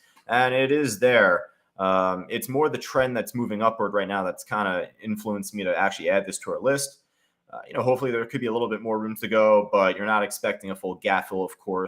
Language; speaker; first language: English; native; English